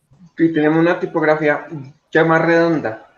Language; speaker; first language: Spanish; native; Spanish